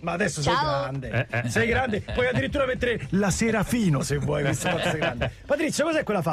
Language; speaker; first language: Italian; native; Italian